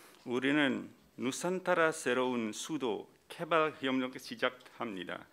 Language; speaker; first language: Korean; non-native, fluent; Indonesian